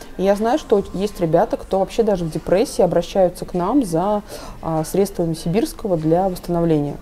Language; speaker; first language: Russian; native; Russian